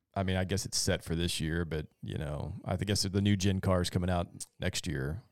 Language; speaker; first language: English; native; English